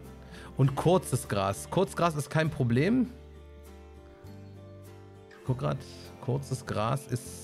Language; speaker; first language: German; native; German